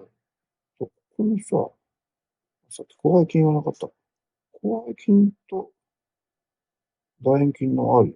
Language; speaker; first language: Japanese; native; Japanese